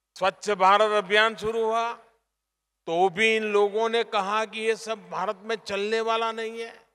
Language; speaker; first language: Hindi; non-native, local second language; Gujarati